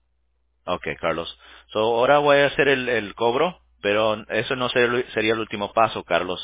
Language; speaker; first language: Spanish; early bilingual, heritage; English